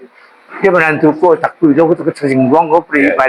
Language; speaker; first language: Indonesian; non-native, local second language; Minangkabau